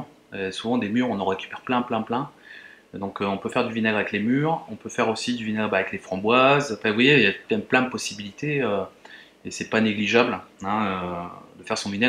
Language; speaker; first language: French; native; French